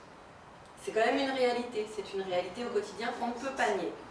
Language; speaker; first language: French; native; French